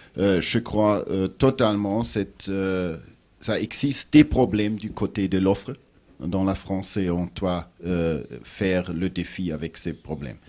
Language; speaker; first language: French; non-native, learner; German